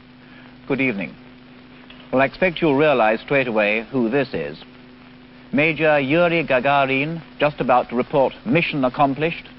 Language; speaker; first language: English; native; English